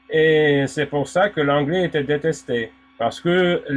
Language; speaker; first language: French; non-native, fluent; Russian